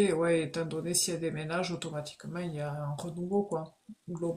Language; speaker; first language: French; native; French